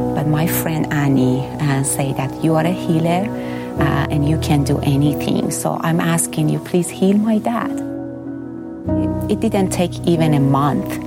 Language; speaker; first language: English; non-native, fluent; Persian